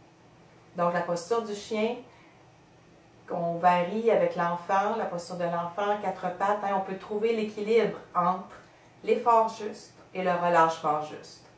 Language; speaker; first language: French; native; French